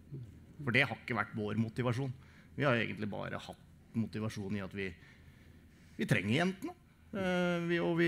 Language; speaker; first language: Norwegian; native; Norwegian